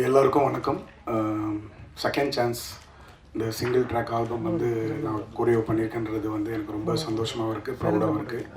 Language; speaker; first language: Tamil; native; Tamil